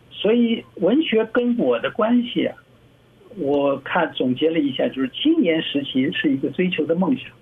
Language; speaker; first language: Chinese; native; Chinese